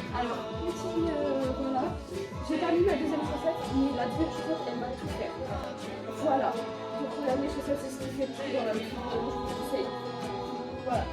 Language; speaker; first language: French; native; French